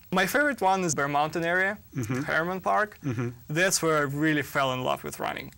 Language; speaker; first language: English; non-native, fluent; Russian